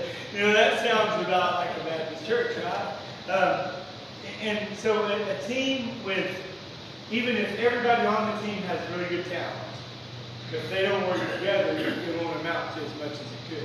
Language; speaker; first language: English; native; English